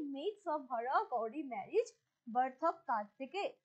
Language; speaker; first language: English; non-native, local second language; Assamese